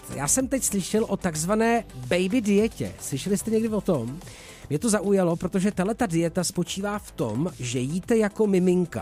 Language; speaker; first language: Czech; native; Czech